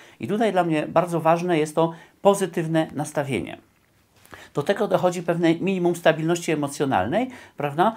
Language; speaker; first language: Polish; native; Polish